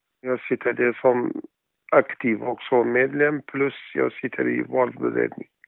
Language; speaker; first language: Swedish; non-native, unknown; Arabic